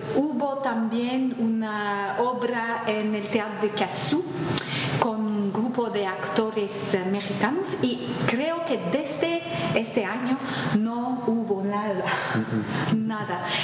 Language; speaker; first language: Spanish; non-native, fluent; French